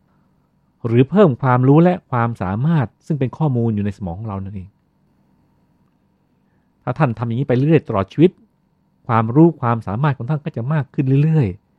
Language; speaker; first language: Thai; native; Thai